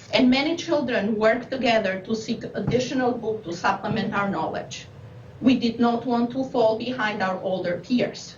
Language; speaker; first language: English; non-native, fluent; Albanian